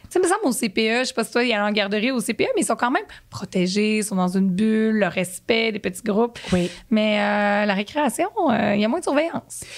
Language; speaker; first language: French; native; French